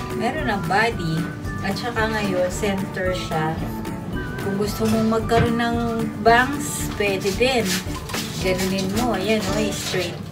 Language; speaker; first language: Filipino; non-native, local second language; Pampanga